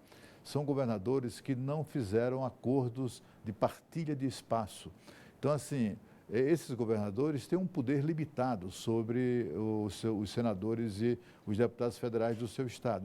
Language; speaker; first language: Portuguese; native; Portuguese